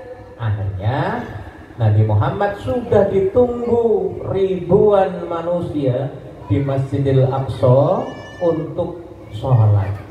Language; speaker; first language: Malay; non-native, local second language; Javanese